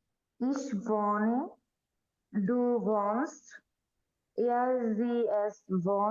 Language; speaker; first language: German; non-native, learner; Bangla